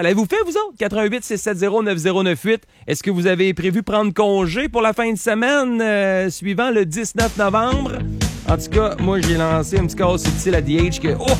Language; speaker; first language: French; native; French